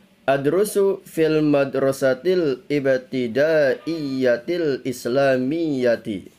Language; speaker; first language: Arabic; non-native, fluent; Indonesian